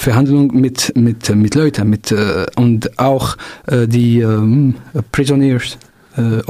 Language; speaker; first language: German; non-native, local second language; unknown